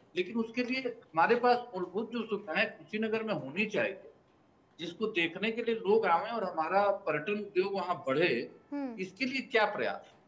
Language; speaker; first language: Hindi; native; Hindi